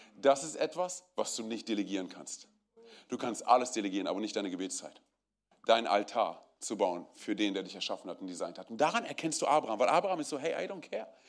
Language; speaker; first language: German; early bilingual, other home language; Romanian